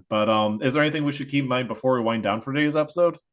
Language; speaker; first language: English; native; English